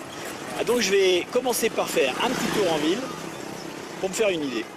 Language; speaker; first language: French; native; French